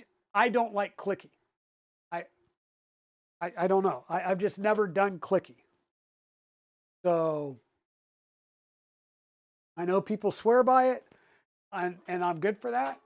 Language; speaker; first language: English; native; English